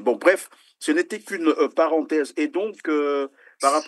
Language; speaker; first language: French; native; French